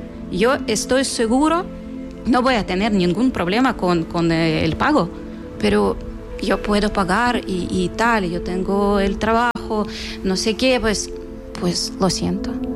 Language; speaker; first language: Spanish; non-native, fluent; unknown